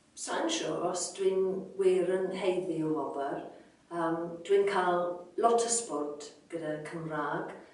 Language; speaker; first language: Welsh; non-native, local second language; English